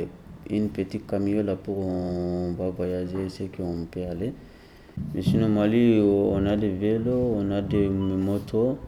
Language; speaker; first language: French; non-native, learner; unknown